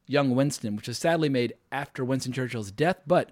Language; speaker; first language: English; native; English